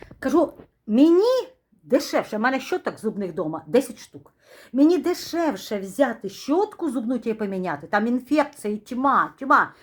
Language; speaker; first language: Ukrainian; native; Ukrainian